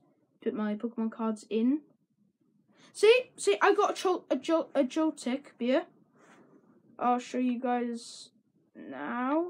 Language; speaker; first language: English; native; English